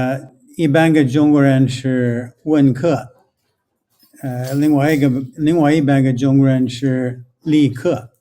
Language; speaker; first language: Chinese; non-native, fluent; English